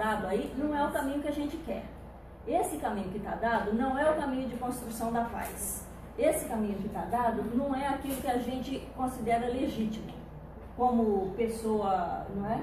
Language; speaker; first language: Portuguese; native; Portuguese